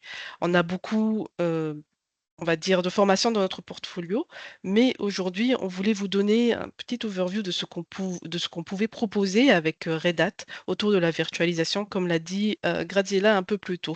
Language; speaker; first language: French; native; French